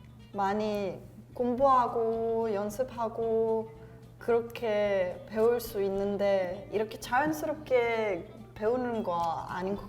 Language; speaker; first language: Korean; non-native, fluent; Serbian